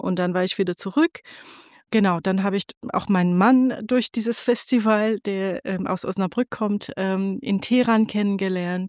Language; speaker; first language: German; non-native, fluent; Persian